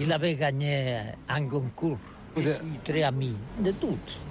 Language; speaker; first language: French; non-native, learner; Catalan